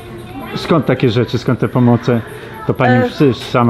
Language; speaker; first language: Polish; native; Polish